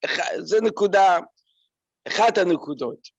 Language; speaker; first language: Hebrew; non-native, fluent; French